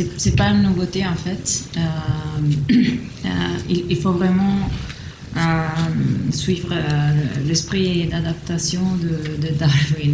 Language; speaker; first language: French; non-native, fluent; Italian